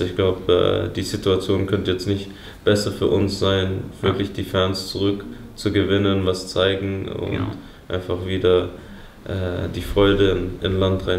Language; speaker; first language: German; early bilingual, heritage; English